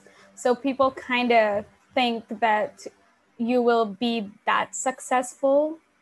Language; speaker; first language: English; non-native, local second language; Pampanga